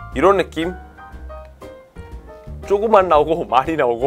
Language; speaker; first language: Korean; non-native, fluent; Italian